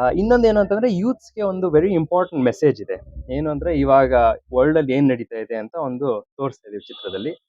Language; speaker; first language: Kannada; early bilingual, heritage; Kannada